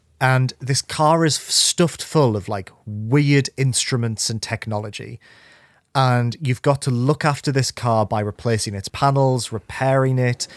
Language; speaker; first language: English; native; English